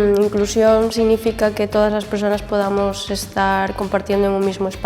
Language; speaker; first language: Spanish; non-native, local second language; Galician